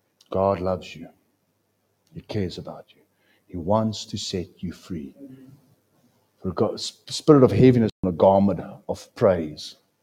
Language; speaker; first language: English; non-native, local second language; Afrikaans